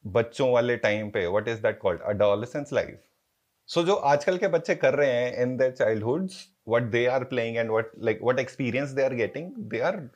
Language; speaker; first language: Hindi; native; Hindi